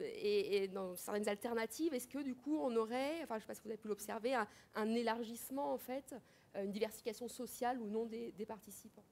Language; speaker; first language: French; native; French